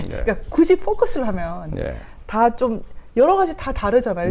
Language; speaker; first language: Korean; native; Korean